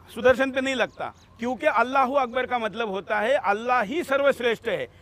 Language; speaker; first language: Hindi; non-native, local second language; Marathi